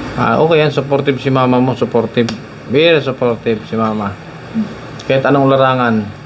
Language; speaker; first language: Filipino; native; Filipino